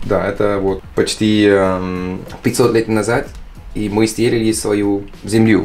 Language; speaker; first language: Russian; non-native, learner; Dutch